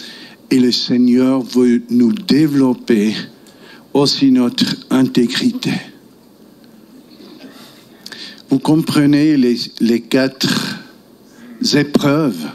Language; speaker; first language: French; non-native, local second language; German